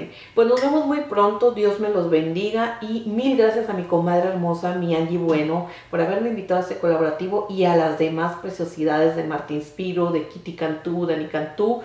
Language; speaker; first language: Spanish; native; Spanish